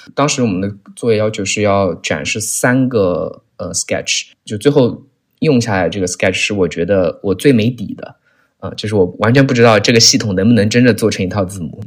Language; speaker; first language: Chinese; native; Chinese